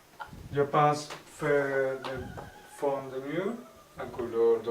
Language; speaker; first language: French; non-native, learner; Spanish